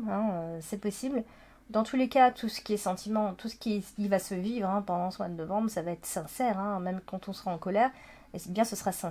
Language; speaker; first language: French; native; French